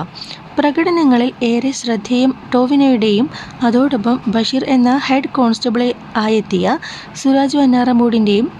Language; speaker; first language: Malayalam; native; Malayalam